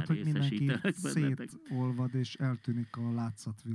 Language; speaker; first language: Hungarian; native; Hungarian